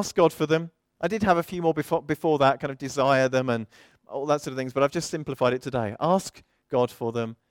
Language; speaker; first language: English; native; English